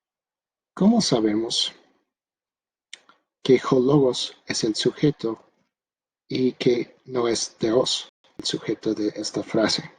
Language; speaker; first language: Spanish; non-native, fluent; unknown